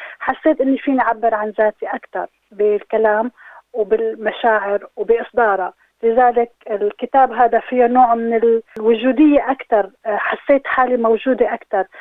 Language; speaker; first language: Arabic; native; Arabic